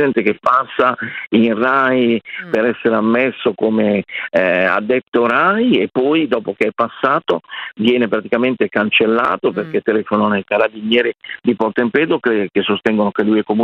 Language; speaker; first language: Italian; native; Italian